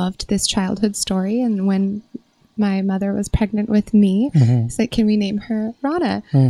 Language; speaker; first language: English; native; English